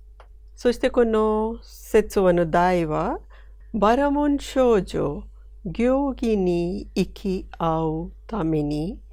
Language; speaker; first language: Japanese; non-native, fluent; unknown